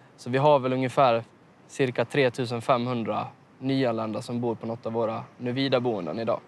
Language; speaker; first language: Swedish; native; Swedish